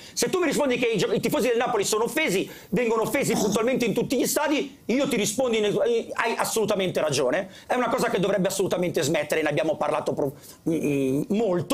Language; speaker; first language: Italian; native; Italian